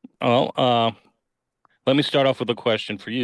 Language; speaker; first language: English; native; English